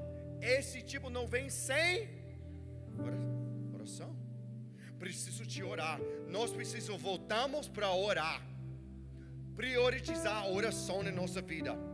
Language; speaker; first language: Portuguese; non-native, learner; English